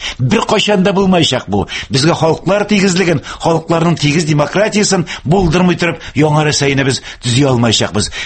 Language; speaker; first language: Tatar; native; Tatar